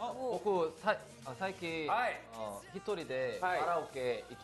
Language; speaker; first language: Japanese; non-native, learner; Korean